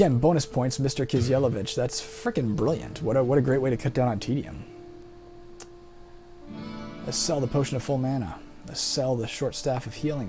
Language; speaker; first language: English; native; English